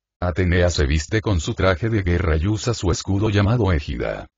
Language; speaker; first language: Spanish; native; Spanish